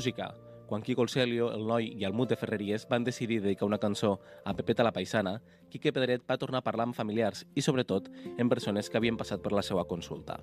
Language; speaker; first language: Catalan; native; Catalan